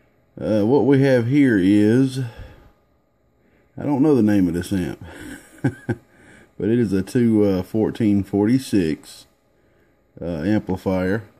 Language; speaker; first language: English; native; English